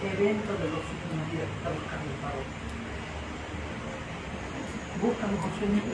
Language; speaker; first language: Spanish; native; Spanish